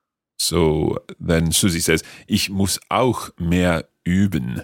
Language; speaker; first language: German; non-native, learner; English